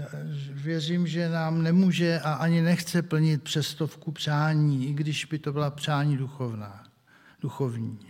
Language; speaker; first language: Czech; native; Czech